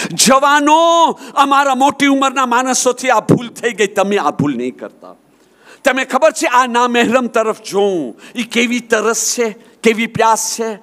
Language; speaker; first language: Gujarati; early bilingual, heritage; Gujarati